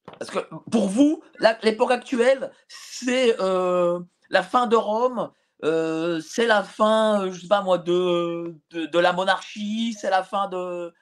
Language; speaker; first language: French; native; French